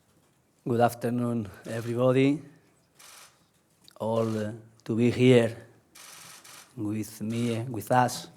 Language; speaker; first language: English; non-native, learner; Spanish